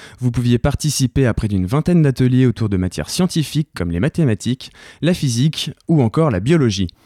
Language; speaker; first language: French; native; French